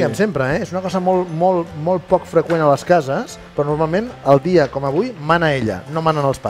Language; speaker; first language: Catalan; native; Catalan